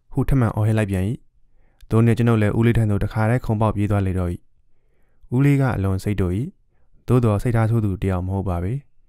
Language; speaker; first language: Burmese; native; Burmese